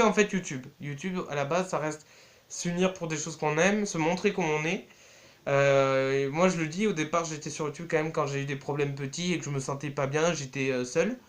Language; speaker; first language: French; native; French